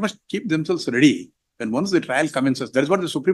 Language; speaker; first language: English; non-native, local second language; Kannada